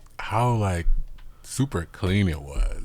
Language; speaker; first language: English; native; English